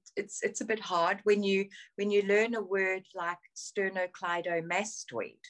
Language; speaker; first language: English; native; English